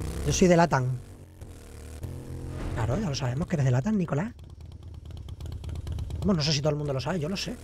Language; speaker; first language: Spanish; native; Spanish